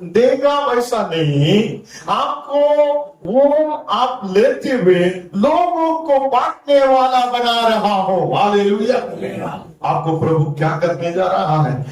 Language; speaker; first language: Hindi; non-native, local second language; Tamil